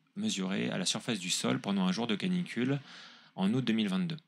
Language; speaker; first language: French; native; French